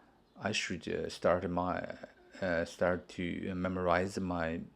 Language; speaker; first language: English; non-native, learner; Chinese